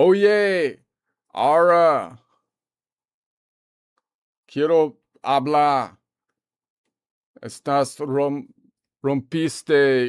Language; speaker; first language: Spanish; non-native, learner; English